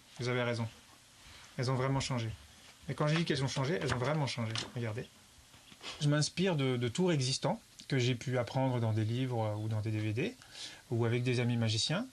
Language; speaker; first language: French; native; French